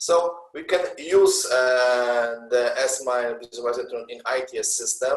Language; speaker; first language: English; non-native, learner; Polish